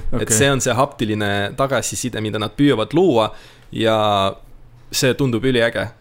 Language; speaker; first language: Estonian; non-native, local second language; Russian